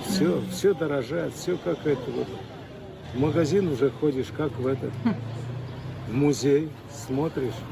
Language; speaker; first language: Russian; native; Russian